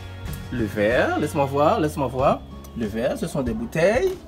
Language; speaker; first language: French; non-native, local second language; Haitian Creole